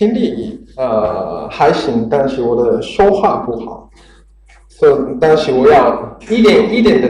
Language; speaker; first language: Chinese; non-native, learner; Japanese